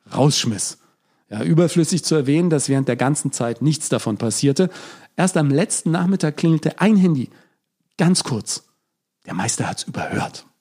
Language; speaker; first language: German; native; German